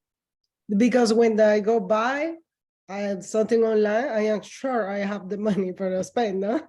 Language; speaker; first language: English; non-native, learner; Spanish